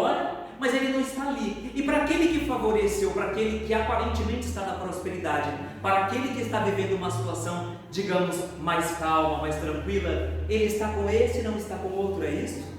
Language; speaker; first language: Portuguese; native; Portuguese